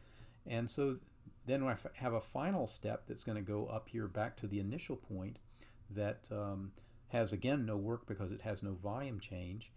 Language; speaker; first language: English; native; English